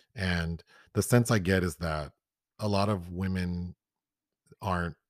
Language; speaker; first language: English; native; English